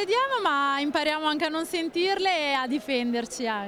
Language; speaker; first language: Italian; native; Italian